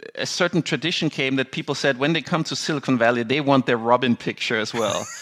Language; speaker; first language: English; non-native, fluent; German